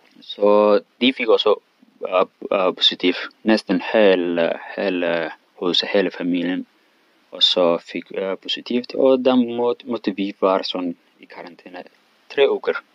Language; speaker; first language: Swedish; non-native, learner; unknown